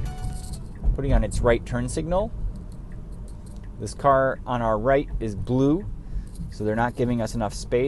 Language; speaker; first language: English; native; English